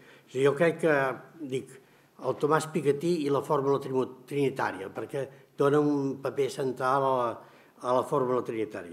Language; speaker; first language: Catalan; native; Catalan